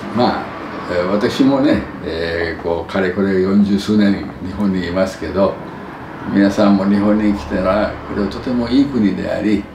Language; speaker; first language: Japanese; non-native, fluent; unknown